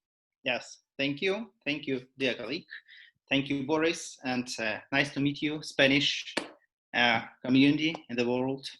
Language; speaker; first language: English; non-native, learner; Russian